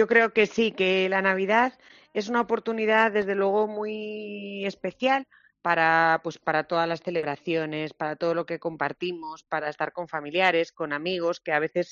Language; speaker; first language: Spanish; native; Spanish